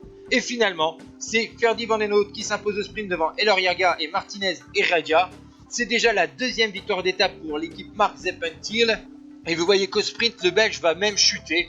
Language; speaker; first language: French; native; French